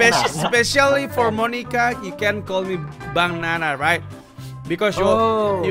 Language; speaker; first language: English; non-native, learner; Indonesian